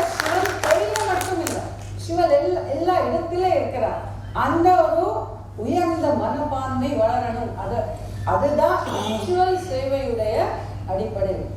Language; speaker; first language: Tamil; non-native, fluent; Marathi